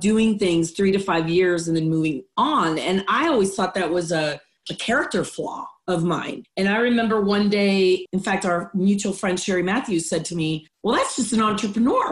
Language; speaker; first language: English; non-native, fluent; Spanish